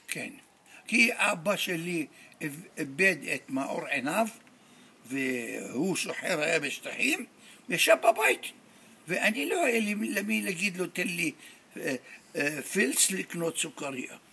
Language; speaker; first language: Hebrew; non-native, fluent; Arabic